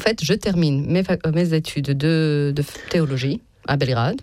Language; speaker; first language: French; non-native, fluent; Serbian